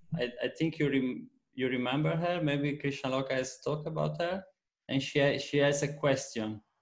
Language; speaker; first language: English; non-native, fluent; Italian